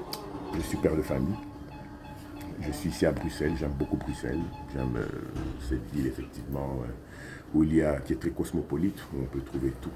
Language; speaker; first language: French; non-native, local second language; Lingala